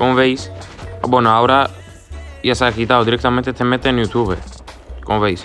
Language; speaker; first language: Spanish; native; Spanish